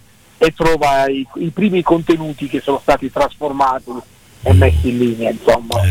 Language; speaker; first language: Italian; native; Italian